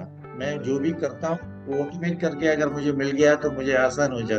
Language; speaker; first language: Hindi; non-native, local second language; Malayalam